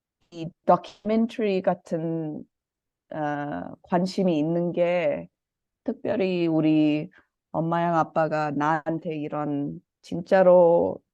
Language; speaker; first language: Korean; early bilingual, heritage; Korean